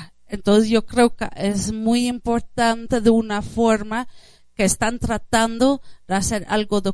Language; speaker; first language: Spanish; non-native, fluent; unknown